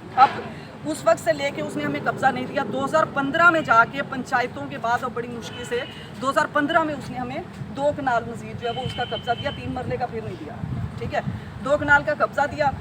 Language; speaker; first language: Urdu; non-native, local second language; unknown